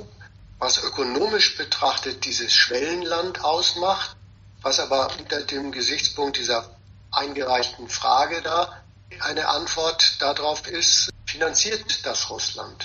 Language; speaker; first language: German; native; German